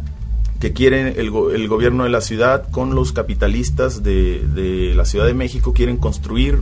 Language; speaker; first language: Spanish; native; Spanish